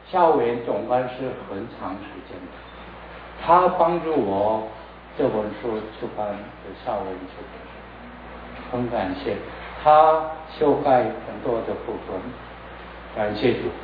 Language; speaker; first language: Chinese; non-native, learner; Korean